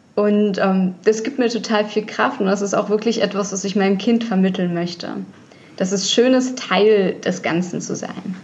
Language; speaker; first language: German; early bilingual, other home language; Russian